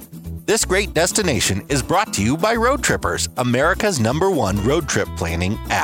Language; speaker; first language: English; native; English